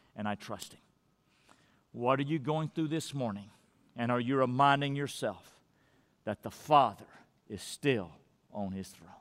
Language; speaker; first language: English; native; English